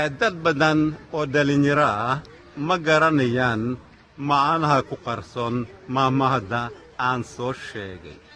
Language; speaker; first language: Somali; non-native, fluent; Russian